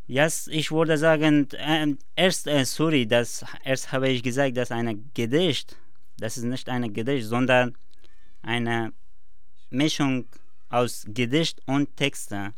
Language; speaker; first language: German; non-native, learner; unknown